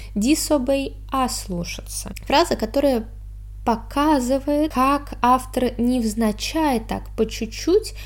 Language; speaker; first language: Russian; native; Russian